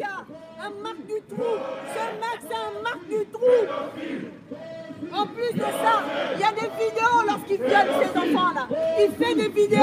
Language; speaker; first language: French; non-native, local second language; Lingala